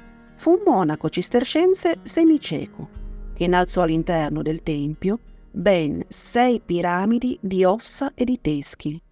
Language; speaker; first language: Italian; native; Italian